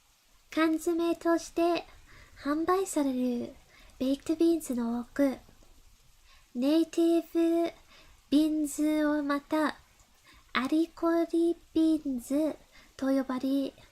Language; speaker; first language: Japanese; non-native, learner; English